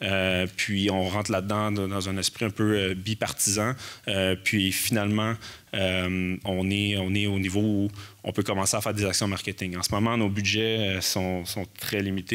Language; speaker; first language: French; native; French